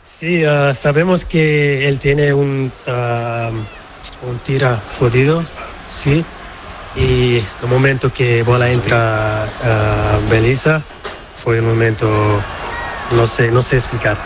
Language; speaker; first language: Spanish; non-native, learner; Portuguese